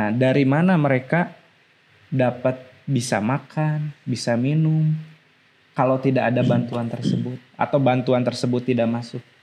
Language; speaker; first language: Indonesian; non-native, local second language; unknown